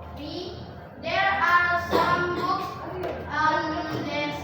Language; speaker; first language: English; non-native, learner; Indonesian